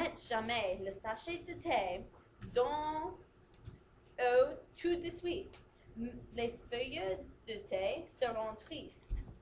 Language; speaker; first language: French; non-native, learner; English